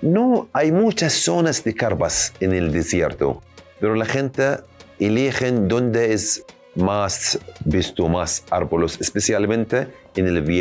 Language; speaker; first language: Spanish; non-native, learner; Arabic